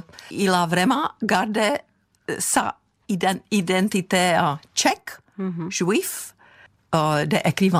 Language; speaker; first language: French; non-native, fluent; Czech